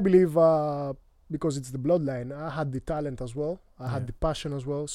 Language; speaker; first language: English; non-native, fluent; Greek